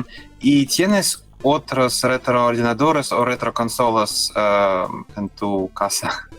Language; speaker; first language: Spanish; non-native, learner; Russian